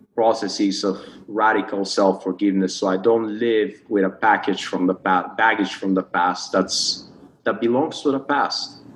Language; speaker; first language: English; non-native, fluent; Bulgarian